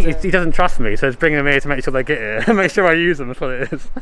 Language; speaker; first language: English; native; English